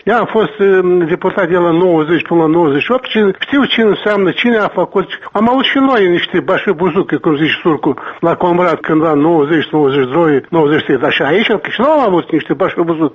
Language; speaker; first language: Romanian; non-native, local second language; Gagauz